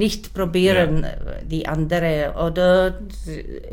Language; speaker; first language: German; non-native, learner; Czech